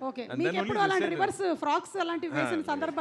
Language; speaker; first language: Telugu; native; Telugu